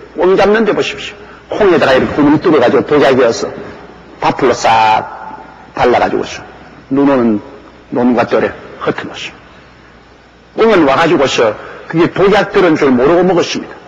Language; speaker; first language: Korean; native; Korean